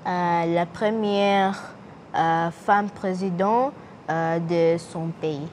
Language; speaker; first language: French; non-native, learner; English